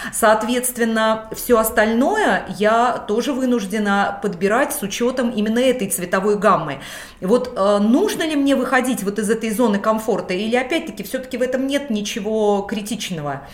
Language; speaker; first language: Russian; native; Russian